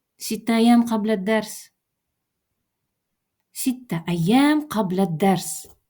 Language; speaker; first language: Arabic; non-native, fluent; Russian